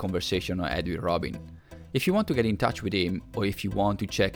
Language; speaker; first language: English; non-native, fluent; Italian